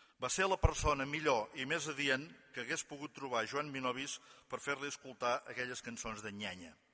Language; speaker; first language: Catalan; native; Catalan